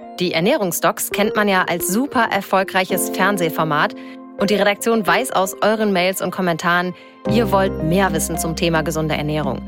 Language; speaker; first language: German; native; German